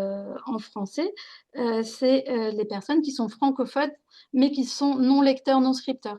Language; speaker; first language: French; native; French